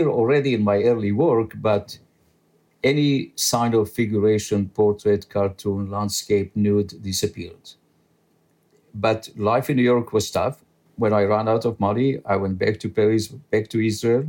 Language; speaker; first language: English; non-native, fluent; French